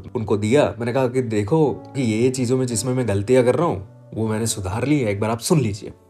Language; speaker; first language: Hindi; non-native, local second language; Gujarati